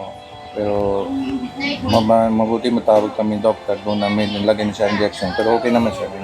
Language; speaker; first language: Filipino; non-native, learner; Punjabi